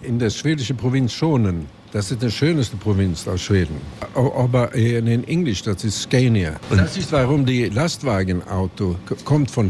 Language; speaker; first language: German; non-native, learner; Swedish